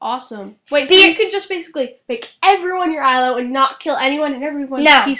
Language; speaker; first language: English; native; English